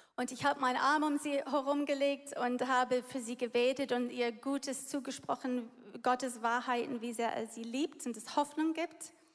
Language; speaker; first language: German; non-native, fluent; English